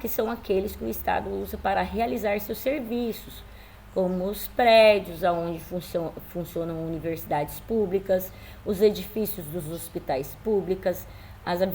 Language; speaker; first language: Portuguese; native; Portuguese